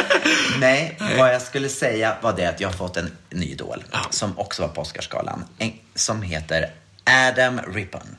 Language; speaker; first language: Swedish; native; Swedish